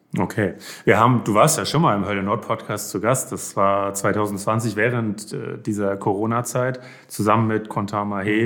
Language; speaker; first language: German; native; German